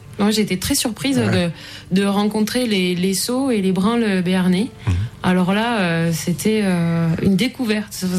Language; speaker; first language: French; native; French